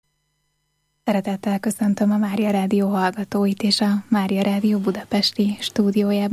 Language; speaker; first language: Hungarian; native; Hungarian